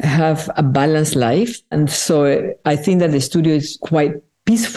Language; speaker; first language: English; non-native, fluent; Spanish